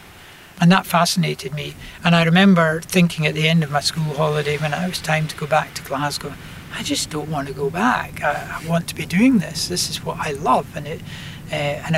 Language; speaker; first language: English; native; English